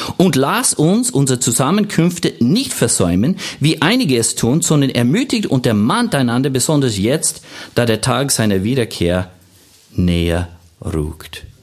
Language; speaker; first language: German; non-native, fluent; English